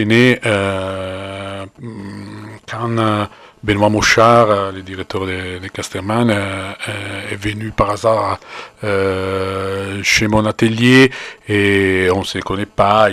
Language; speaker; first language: French; non-native, fluent; Italian